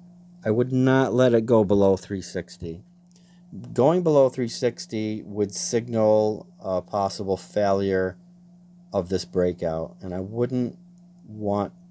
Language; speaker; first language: English; native; English